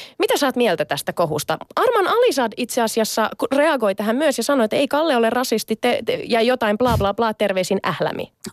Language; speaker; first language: Finnish; early bilingual, other home language; Sinhala